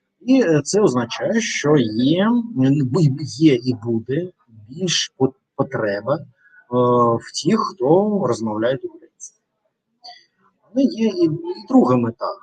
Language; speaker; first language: Ukrainian; non-native, learner; Russian